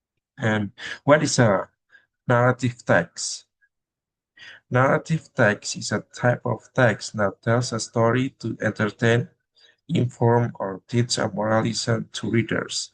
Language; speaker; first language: English; non-native, learner; Indonesian